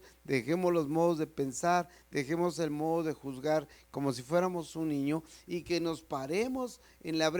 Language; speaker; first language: Spanish; native; Spanish